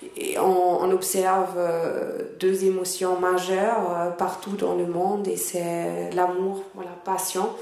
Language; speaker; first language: French; non-native, fluent; German